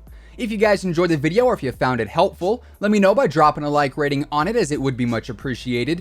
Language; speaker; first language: English; native; English